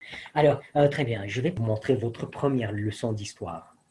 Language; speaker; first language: French; non-native, fluent; Arabic